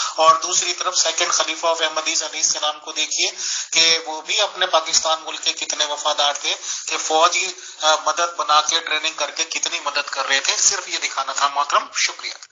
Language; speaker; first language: Urdu; non-native, local second language; Hindi